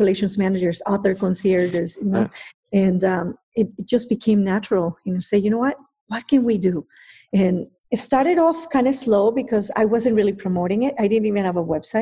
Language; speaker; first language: English; non-native, fluent; Spanish